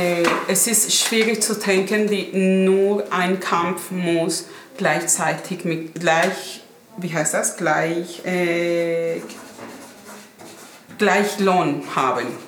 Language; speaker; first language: German; non-native, learner; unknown